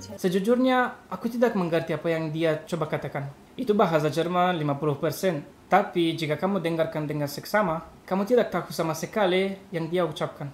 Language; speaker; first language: Indonesian; non-native, learner; Romanian